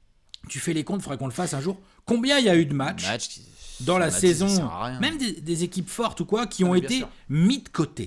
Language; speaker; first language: French; native; French